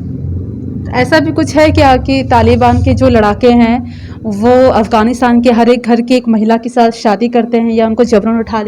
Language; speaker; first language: Hindi; native; Hindi